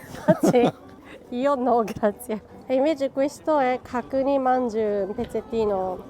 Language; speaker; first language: Italian; non-native, fluent; Japanese